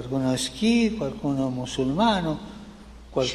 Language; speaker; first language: Italian; non-native, fluent; Spanish